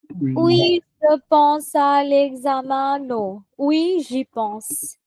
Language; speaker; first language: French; non-native, fluent; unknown